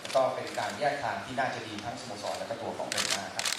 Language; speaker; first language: Thai; native; Thai